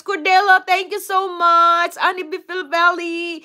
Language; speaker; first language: English; non-native, local second language; Filipino